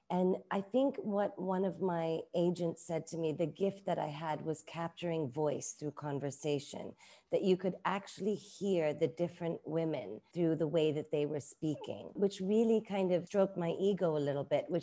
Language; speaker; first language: English; native; English